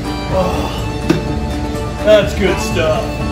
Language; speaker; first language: English; native; English